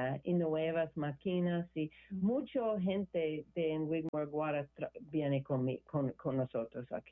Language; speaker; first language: Spanish; non-native, learner; English